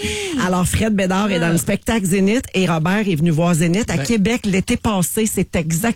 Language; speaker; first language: French; native; French